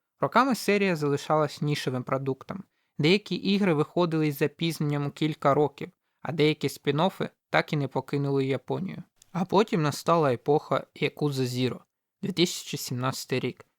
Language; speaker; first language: Ukrainian; native; Ukrainian